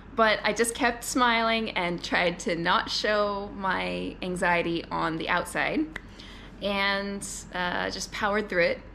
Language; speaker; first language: English; native; English